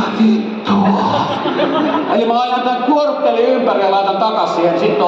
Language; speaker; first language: Finnish; native; Finnish